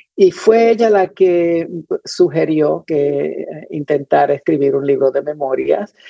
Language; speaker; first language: Spanish; native; Spanish